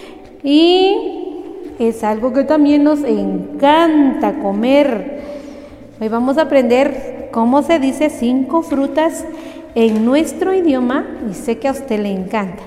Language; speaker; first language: Spanish; non-native, local second language; Kaqchikel